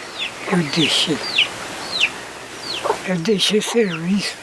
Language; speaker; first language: Portuguese; non-native, learner; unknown